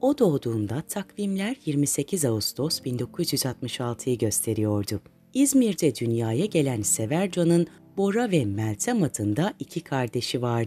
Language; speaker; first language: Turkish; native; Turkish